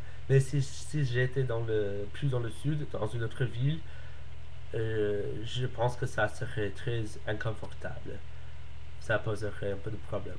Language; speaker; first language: French; non-native, learner; English